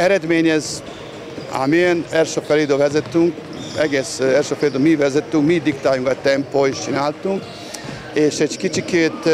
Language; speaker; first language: Hungarian; non-native, learner; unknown